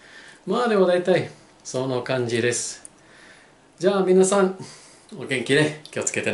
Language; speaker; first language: Japanese; non-native, learner; English